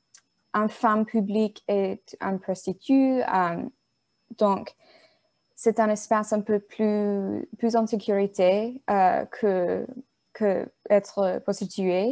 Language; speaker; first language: French; non-native, learner; English